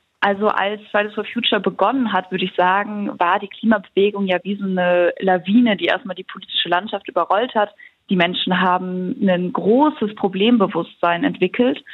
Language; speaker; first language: German; native; German